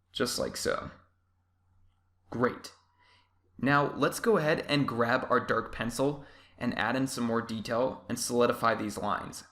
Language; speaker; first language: English; native; English